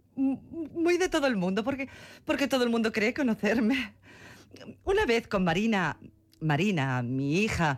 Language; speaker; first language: Spanish; non-native, local second language; Catalan